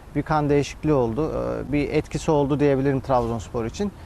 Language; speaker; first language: Turkish; native; Turkish